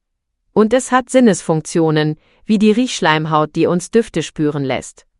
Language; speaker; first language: German; native; German